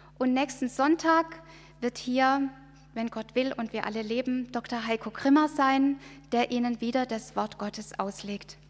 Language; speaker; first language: German; native; German